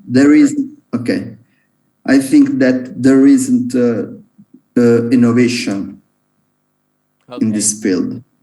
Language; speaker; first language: English; non-native, learner; Italian